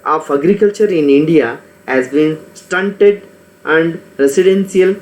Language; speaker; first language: English; non-native, local second language; Kannada